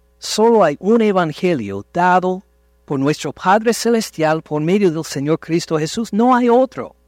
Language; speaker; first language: Spanish; non-native, fluent; English